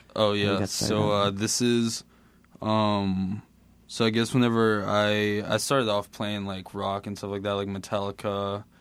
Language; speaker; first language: English; native; English